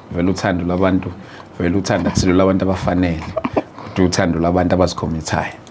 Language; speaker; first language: Zulu; native; Zulu